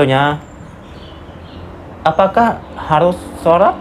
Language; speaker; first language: Indonesian; non-native, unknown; Lao